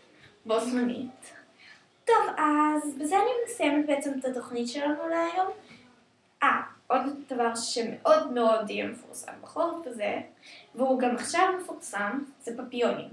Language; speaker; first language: Hebrew; native; Hebrew